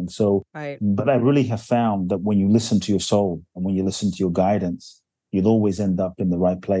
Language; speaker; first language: English; native; English